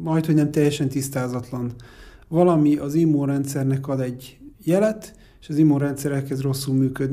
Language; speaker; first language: Hungarian; native; Hungarian